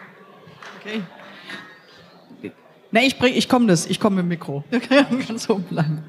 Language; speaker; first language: German; native; German